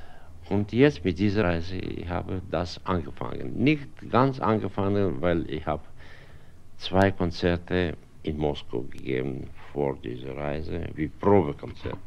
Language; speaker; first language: German; non-native, fluent; Russian